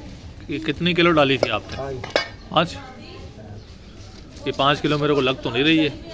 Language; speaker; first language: Urdu; native; Urdu